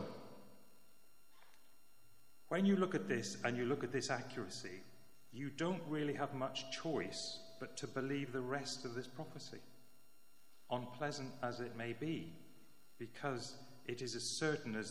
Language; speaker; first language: English; native; English